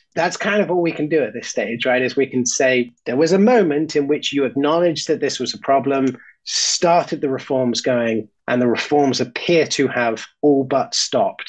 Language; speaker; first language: English; native; English